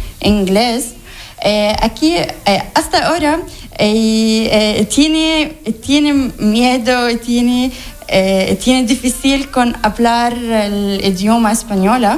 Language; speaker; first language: Spanish; non-native, learner; Arabic